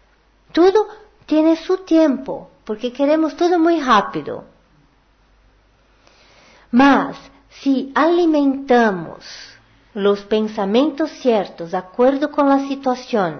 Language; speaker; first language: Portuguese; non-native, learner; Spanish